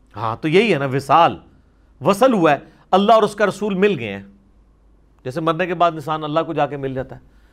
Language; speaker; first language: Urdu; non-native, local second language; Punjabi